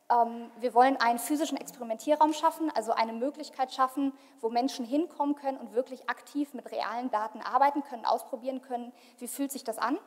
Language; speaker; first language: German; native; German